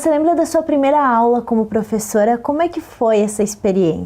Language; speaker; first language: Portuguese; native; Portuguese